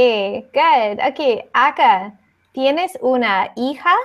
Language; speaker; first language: Spanish; non-native, fluent; English